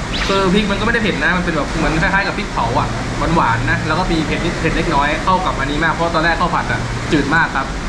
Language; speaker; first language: Thai; native; Thai